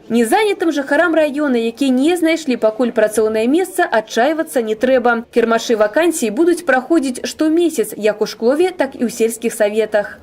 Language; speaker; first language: Belarusian; native; Belarusian